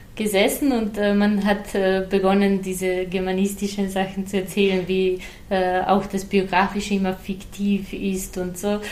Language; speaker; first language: German; non-native, fluent; Serbian